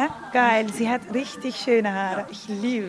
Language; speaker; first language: German; non-native, learner; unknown